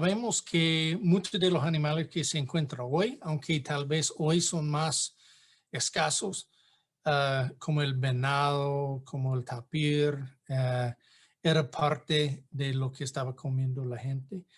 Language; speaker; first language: Spanish; non-native, fluent; English